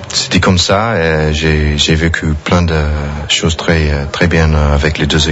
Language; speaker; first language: French; non-native, fluent; English